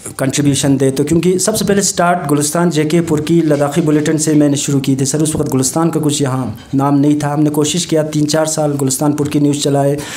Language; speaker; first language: Hindi; non-native, local second language; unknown